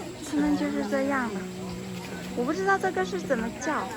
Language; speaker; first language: Chinese; non-native, learner; Vietnamese